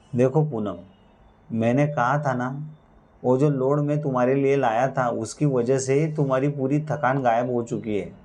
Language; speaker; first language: Hindi; non-native, local second language; Marathi